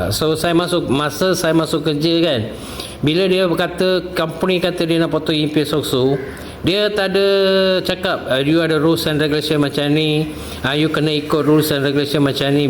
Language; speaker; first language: Malay; non-native, local second language; Tamil